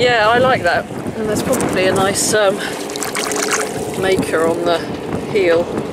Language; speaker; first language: English; native; English